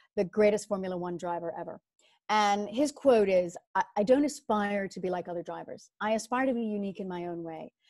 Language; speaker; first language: English; native; English